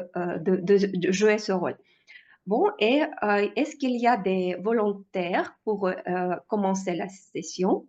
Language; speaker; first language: French; non-native, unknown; Russian